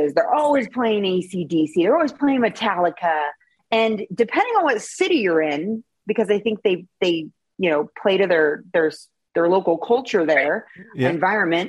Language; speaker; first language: English; native; English